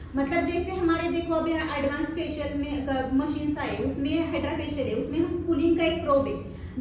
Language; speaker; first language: Hindi; non-native, local second language; Marathi